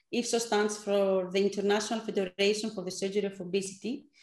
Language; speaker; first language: English; non-native, fluent; Greek